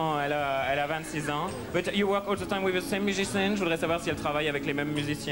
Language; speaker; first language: French; native; French